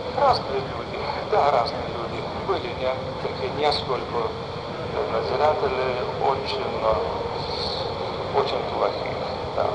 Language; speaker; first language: Russian; non-native, fluent; Lithuanian